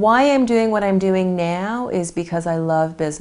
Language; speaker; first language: English; native; English